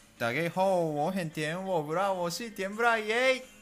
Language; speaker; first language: Chinese; non-native, fluent; Japanese